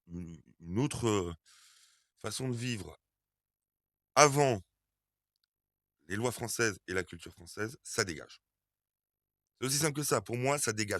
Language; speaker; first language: French; native; French